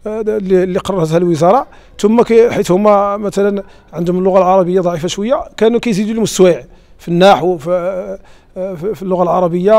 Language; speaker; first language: Arabic; native; Arabic